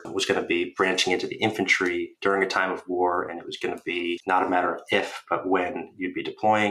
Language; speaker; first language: English; native; English